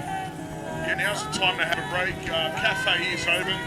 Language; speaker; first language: English; native; English